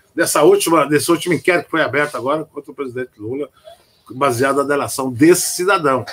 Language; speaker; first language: Portuguese; native; Portuguese